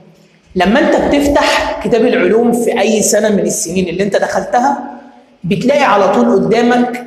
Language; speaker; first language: Arabic; native; Arabic